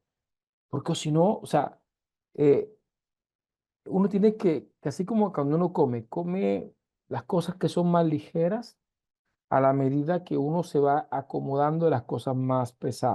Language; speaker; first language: Spanish; native; Spanish